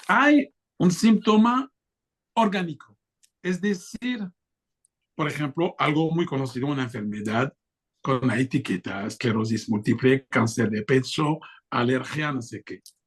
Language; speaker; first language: Spanish; non-native, fluent; French